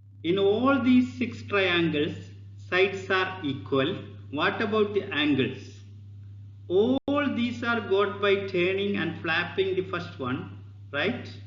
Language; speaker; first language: English; non-native, local second language; Malayalam